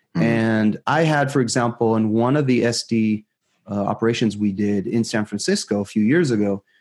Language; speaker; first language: English; non-native, fluent; Hebrew